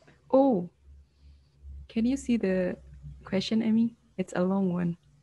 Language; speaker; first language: English; non-native, fluent; Indonesian